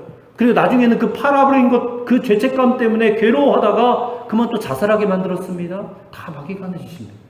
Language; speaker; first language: Korean; native; Korean